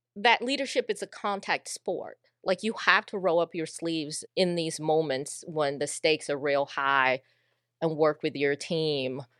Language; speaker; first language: English; native; English